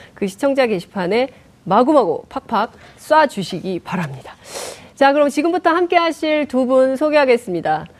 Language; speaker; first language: Korean; native; Korean